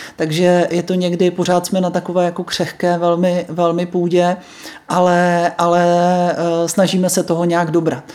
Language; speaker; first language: Czech; native; Czech